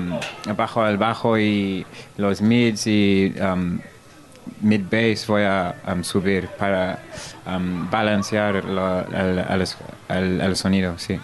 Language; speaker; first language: Spanish; non-native, learner; English